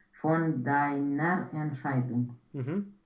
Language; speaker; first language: German; non-native, learner; Romanian